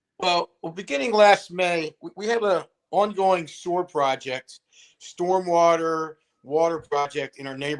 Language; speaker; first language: English; native; English